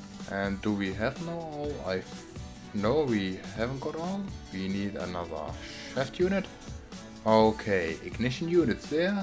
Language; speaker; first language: English; non-native, learner; German